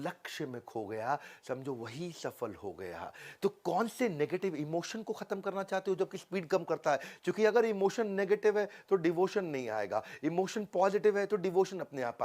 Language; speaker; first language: Hindi; native; Hindi